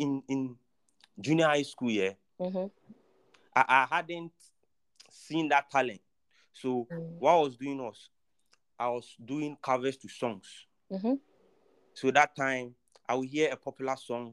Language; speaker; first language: English; non-native, local second language; Akan